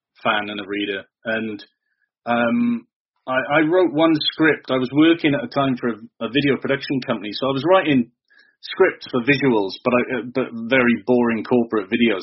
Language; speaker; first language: English; native; English